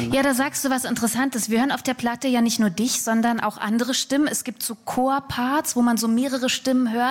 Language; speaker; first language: German; native; German